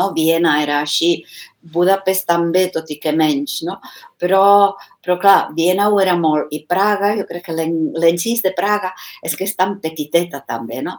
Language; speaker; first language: Catalan; non-native, fluent; Czech